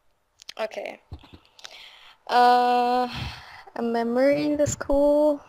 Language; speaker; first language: English; non-native, fluent; Arabic